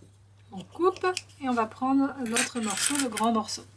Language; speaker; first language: French; native; French